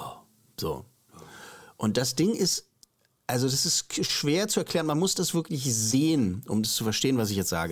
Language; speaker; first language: German; native; German